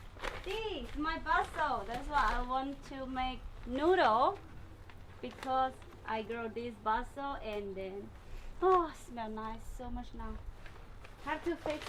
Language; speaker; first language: English; non-native, learner; Thai